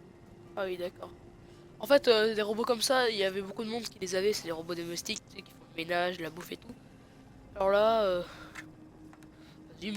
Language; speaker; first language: French; native; French